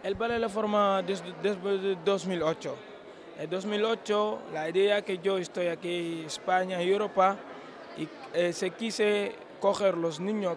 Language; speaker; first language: Spanish; non-native, learner; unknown